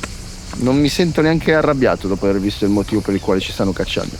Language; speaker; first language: Italian; native; Italian